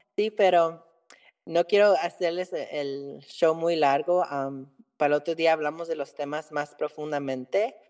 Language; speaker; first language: Spanish; early bilingual, heritage; Spanish